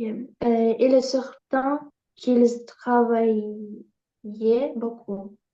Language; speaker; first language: French; non-native, learner; Ukrainian